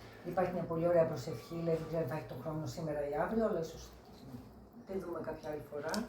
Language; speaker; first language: Greek; native; Greek